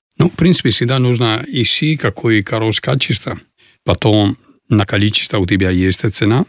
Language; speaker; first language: Russian; non-native, learner; Italian